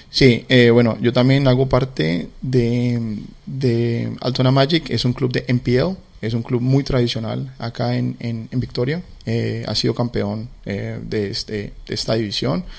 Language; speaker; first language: Spanish; native; Spanish